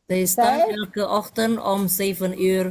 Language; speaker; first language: Dutch; non-native, learner; Indonesian